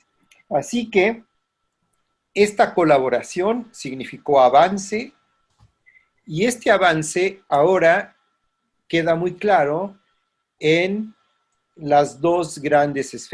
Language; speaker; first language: Spanish; native; Spanish